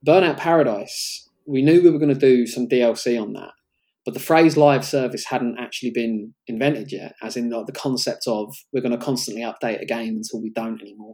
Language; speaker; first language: English; native; English